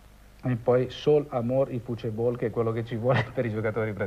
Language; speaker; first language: Italian; native; Italian